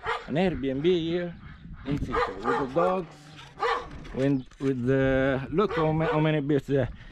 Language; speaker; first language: English; non-native, fluent; Italian